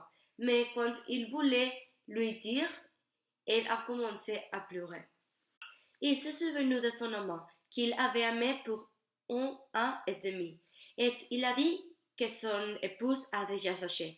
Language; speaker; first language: French; non-native, learner; Spanish